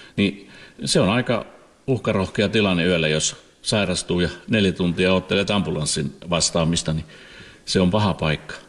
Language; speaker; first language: Finnish; native; Finnish